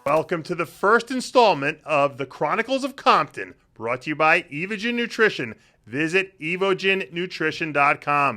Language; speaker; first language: English; native; English